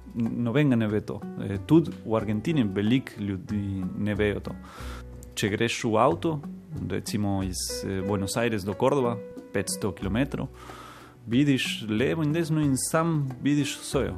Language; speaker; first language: Slovenian; non-native, learner; Spanish